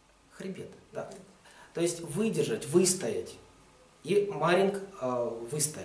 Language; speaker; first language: Russian; native; Russian